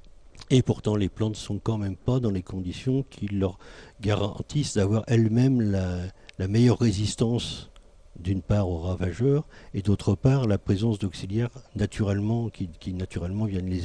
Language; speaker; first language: French; native; French